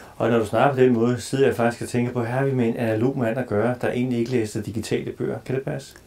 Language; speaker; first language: Danish; native; Danish